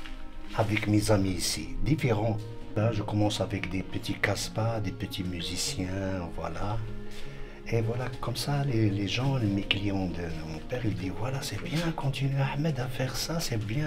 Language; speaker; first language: French; non-native, local second language; Arabic